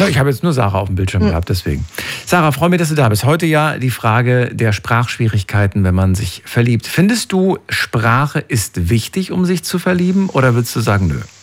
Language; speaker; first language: German; native; German